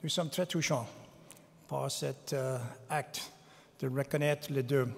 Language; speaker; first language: French; non-native, fluent; English